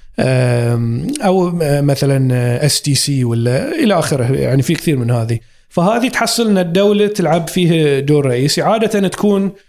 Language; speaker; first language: Arabic; native; Arabic